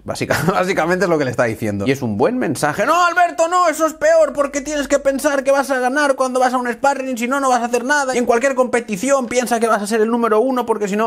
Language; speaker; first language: Spanish; native; Spanish